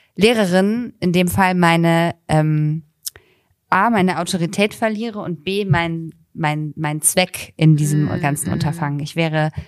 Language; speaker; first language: German; native; German